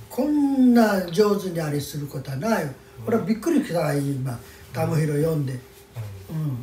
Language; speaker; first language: Japanese; native; Japanese